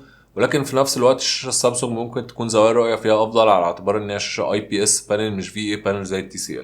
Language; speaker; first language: Arabic; native; Arabic